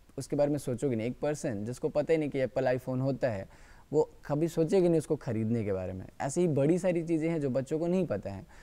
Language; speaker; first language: Hindi; native; Hindi